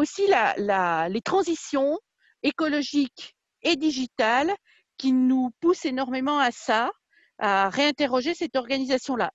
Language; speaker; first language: French; native; French